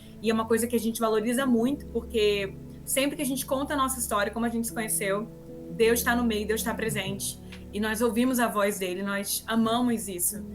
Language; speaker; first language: Portuguese; native; Portuguese